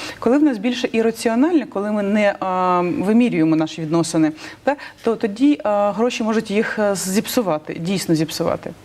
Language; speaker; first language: Ukrainian; non-native, local second language; Russian